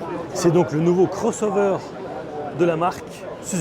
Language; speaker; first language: French; native; French